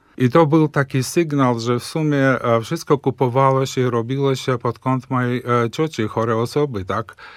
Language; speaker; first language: Polish; early bilingual, heritage; Polish